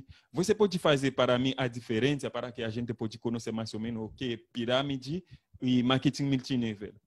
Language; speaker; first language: Portuguese; non-native, learner; Haitian Creole